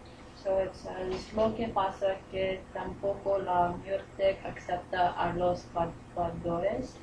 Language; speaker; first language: Spanish; non-native, learner; English